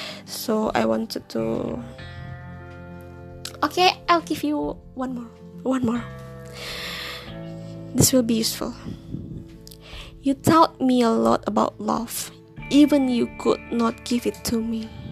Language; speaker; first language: English; non-native, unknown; Indonesian